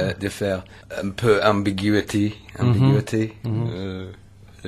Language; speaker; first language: French; non-native, learner; English